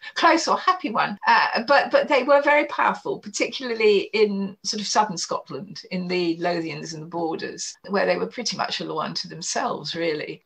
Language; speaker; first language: English; native; English